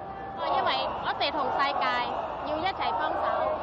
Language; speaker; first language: Cantonese; non-native, fluent; Thai